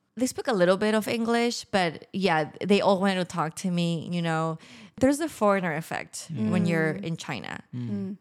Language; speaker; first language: English; non-native, fluent; Spanish